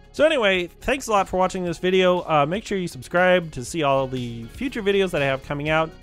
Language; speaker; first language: English; native; English